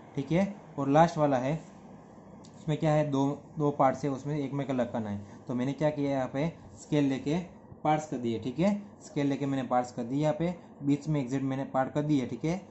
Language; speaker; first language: Hindi; non-native, local second language; Gujarati